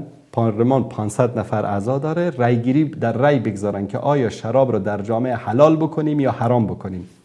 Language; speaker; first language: Persian; native; Persian